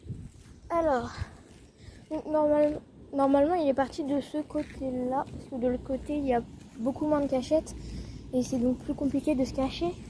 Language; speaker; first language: French; native; French